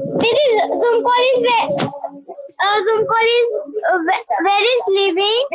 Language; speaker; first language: English; non-native, learner; Hindi